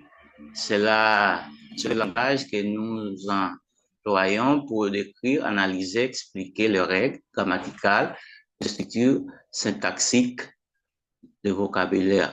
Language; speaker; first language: French; non-native, fluent; Spanish